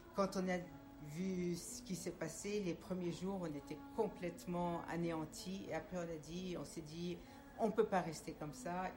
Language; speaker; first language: French; non-native, local second language; Armenian